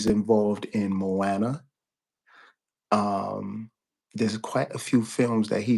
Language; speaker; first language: English; native; English